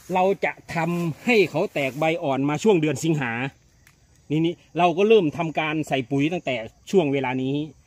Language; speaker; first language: Thai; native; Thai